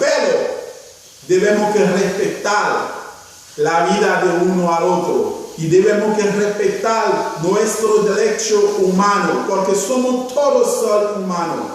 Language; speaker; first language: Spanish; non-native, fluent; Haitian Creole